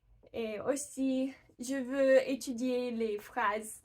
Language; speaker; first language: French; non-native, learner; English